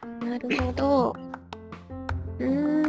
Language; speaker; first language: Japanese; non-native, learner; Malay